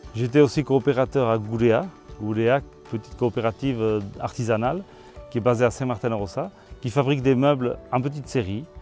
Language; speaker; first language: French; non-native, local second language; Basque